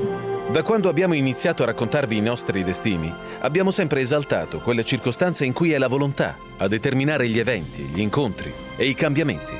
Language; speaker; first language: Italian; native; Italian